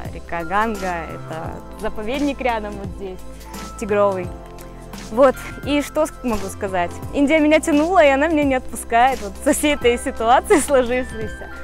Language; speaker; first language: Russian; native; Russian